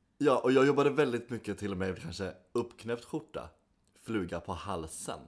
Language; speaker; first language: Swedish; native; Swedish